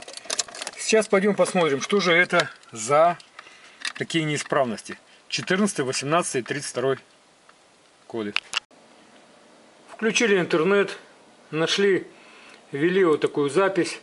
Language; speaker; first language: Russian; native; Russian